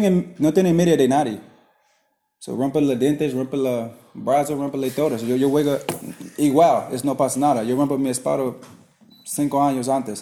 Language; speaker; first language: Spanish; non-native, learner; English